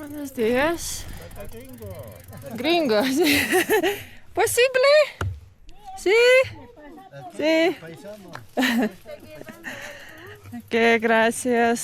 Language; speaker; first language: Spanish; non-native, learner; Lithuanian